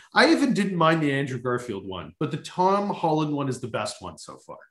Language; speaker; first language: English; native; English